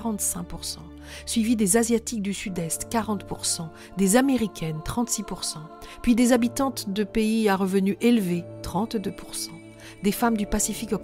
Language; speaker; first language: French; native; French